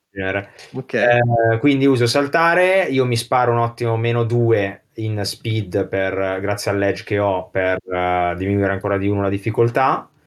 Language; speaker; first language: Italian; native; Italian